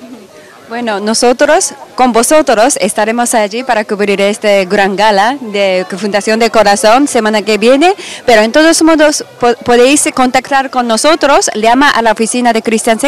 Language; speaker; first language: Spanish; non-native, learner; Japanese